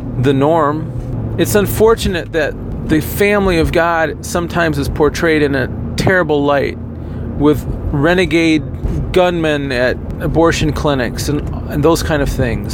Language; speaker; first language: English; native; English